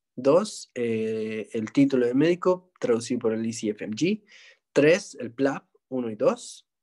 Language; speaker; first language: Spanish; native; Spanish